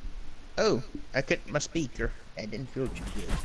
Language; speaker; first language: English; native; English